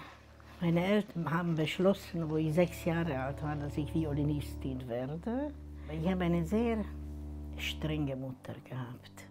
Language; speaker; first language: German; non-native, fluent; Hungarian